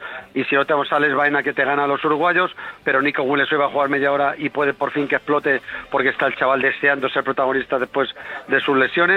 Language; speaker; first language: Spanish; native; Spanish